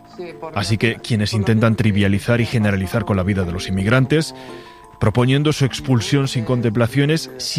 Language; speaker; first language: Spanish; native; Spanish